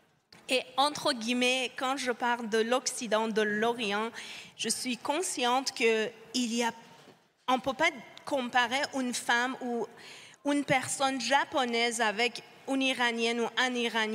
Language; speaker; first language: French; non-native, fluent; Persian